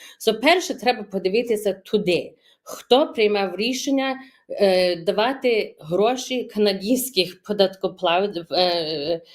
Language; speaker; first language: Ukrainian; early bilingual, heritage; Ukrainian